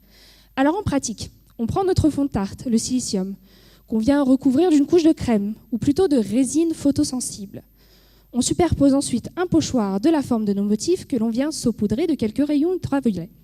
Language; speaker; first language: French; native; French